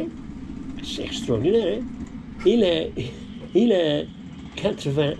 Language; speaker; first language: French; non-native, learner; English